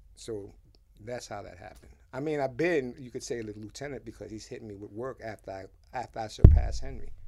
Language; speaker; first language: English; early bilingual, other home language; Haitian Creole